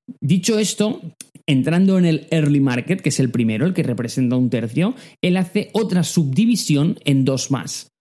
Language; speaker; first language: Spanish; native; Spanish